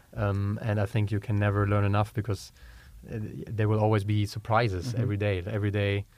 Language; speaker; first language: English; non-native, fluent; German